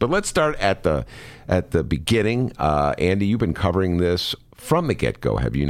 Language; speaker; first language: English; native; English